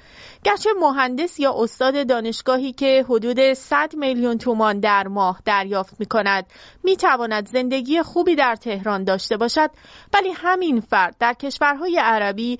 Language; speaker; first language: Persian; native; Persian